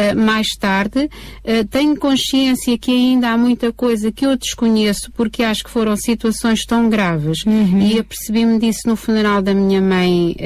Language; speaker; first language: Portuguese; native; Portuguese